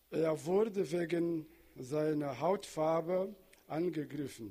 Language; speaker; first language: German; non-native, fluent; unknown